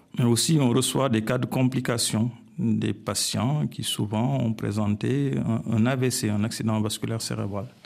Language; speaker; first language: French; non-native, local second language; Wolof